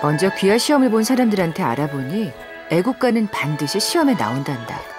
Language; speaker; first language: Korean; native; Korean